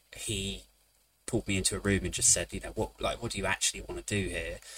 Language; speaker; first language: English; native; English